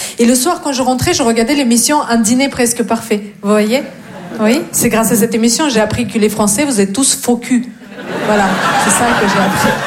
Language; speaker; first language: French; non-native, fluent; Russian